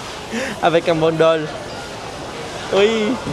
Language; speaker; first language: French; non-native, fluent; Vietnamese